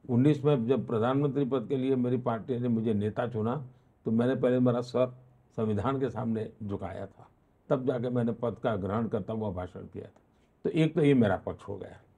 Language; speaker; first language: Hindi; non-native, local second language; Gujarati